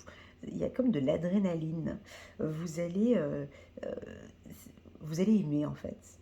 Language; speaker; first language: French; native; French